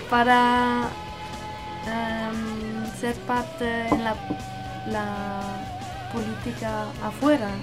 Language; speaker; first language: Spanish; non-native, learner; German